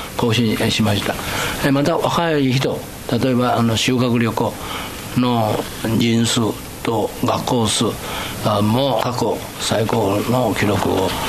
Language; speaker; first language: Japanese; non-native, fluent; Chinese